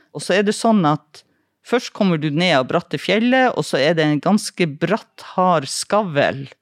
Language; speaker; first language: Norwegian; native; Norwegian